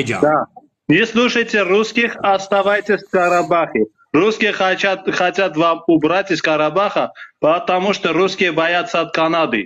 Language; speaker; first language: Russian; non-native, fluent; Armenian